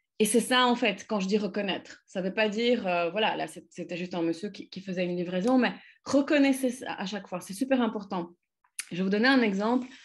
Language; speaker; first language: French; non-native, fluent; Polish